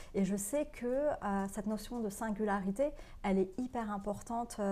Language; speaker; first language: French; non-native, local second language; Arabic